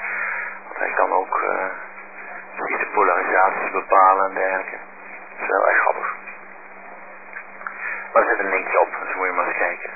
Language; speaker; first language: Dutch; native; Dutch